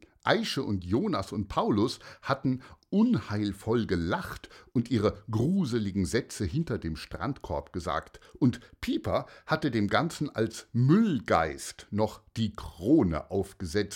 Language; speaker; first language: German; native; German